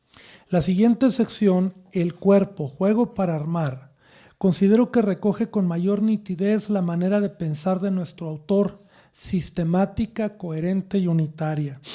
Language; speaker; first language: Spanish; native; Spanish